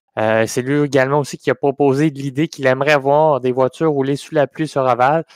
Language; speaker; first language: French; native; French